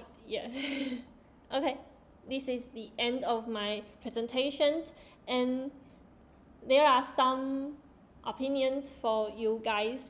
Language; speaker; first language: English; non-native, learner; Chinese